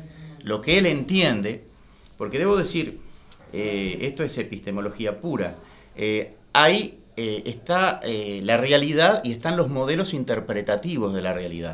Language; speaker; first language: Spanish; native; Spanish